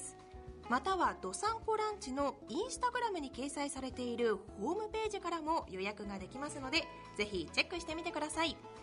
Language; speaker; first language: Japanese; native; Japanese